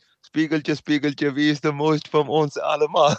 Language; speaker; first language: Dutch; non-native, learner; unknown